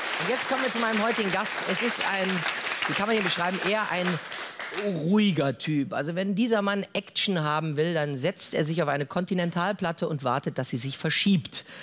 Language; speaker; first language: German; native; German